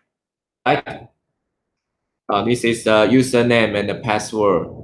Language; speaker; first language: English; non-native, learner; Chinese